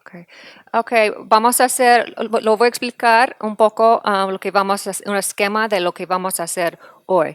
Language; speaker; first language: Spanish; non-native, fluent; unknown